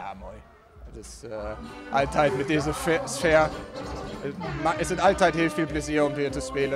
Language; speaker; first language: Dutch; non-native, fluent; German